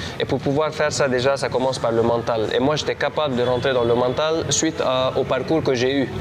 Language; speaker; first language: French; non-native, local second language; Armenian